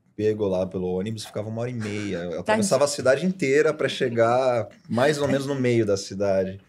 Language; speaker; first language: Portuguese; early bilingual, other home language; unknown